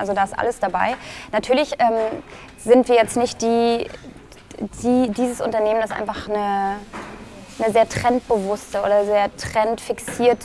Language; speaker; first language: German; native; German